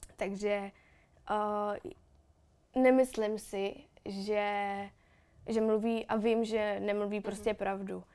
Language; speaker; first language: Czech; native; Czech